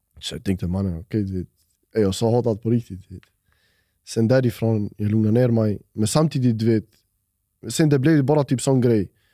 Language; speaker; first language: Swedish; early bilingual, other home language; Albanian